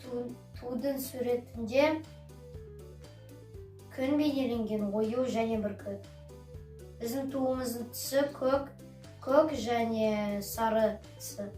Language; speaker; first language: Kazakh; non-native, local second language; Russian